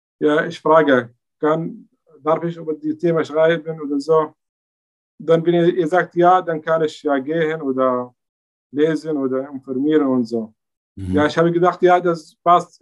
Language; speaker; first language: German; non-native, learner; Arabic